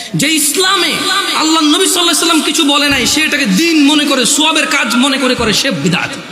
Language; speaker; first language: Bangla; early bilingual, heritage; Bangla